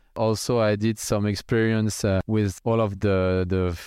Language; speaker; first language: English; non-native, fluent; French